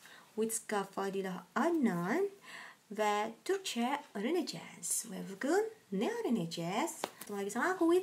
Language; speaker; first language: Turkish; non-native, fluent; Indonesian